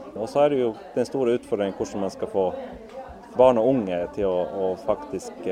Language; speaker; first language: Norwegian; non-native, fluent; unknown